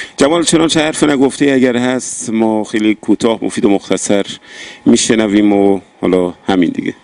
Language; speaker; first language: Persian; non-native, local second language; Baluchi